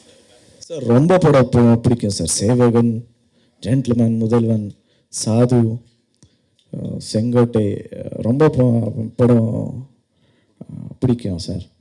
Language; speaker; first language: Tamil; non-native, learner; Kannada